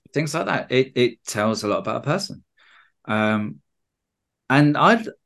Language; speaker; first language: English; native; English